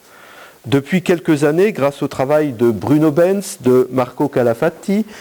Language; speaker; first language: French; native; French